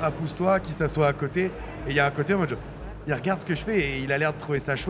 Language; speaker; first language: French; native; French